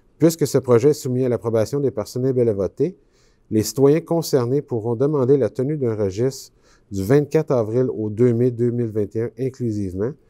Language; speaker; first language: French; native; French